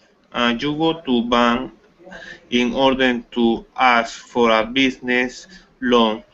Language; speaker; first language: English; non-native, learner; Spanish